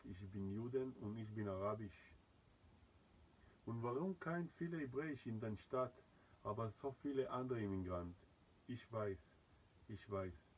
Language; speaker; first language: German; non-native, learner; Hebrew